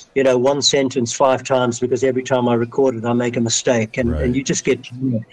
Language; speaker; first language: English; native; English